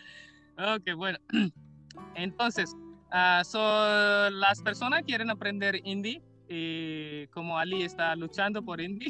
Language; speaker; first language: Spanish; non-native, learner; Hindi